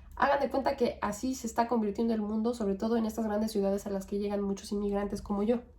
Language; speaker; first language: Spanish; native; Spanish